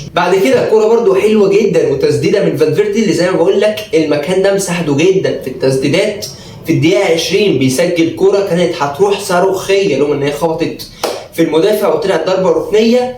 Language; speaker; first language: Arabic; native; Arabic